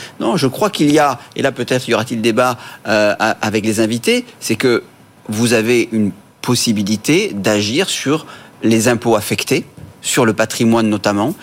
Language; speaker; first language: French; native; French